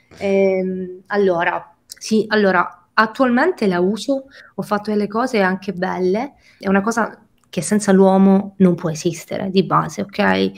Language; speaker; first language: Italian; native; Italian